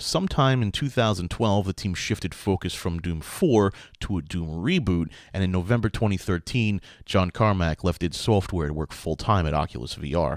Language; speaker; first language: English; native; English